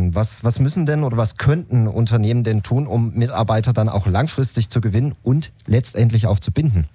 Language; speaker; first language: German; native; German